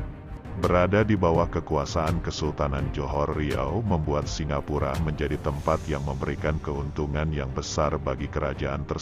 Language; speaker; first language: Indonesian; native; Indonesian